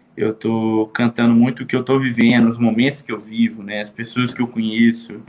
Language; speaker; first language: Portuguese; native; Portuguese